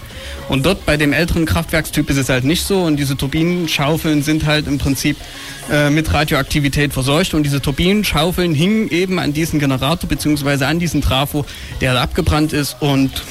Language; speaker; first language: German; native; German